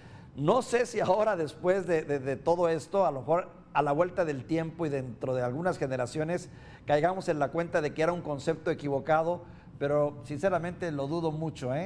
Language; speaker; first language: Spanish; native; Spanish